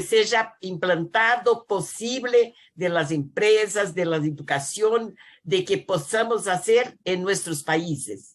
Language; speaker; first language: Spanish; non-native, learner; Portuguese